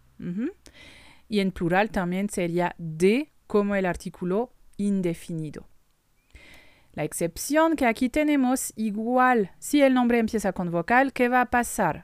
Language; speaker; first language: Spanish; non-native, fluent; French